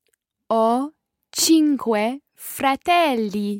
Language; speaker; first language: Italian; non-native, learner; English